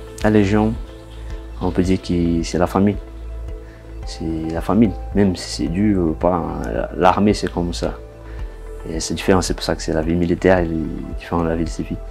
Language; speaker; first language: French; non-native, learner; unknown